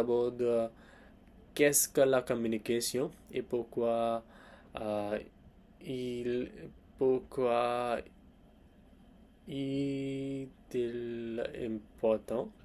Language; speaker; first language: French; non-native, learner; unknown